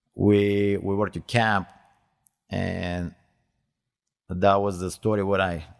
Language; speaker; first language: English; non-native, learner; Bulgarian